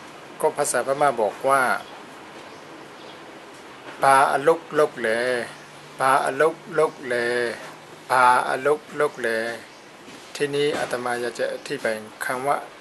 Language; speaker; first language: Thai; non-native, fluent; Burmese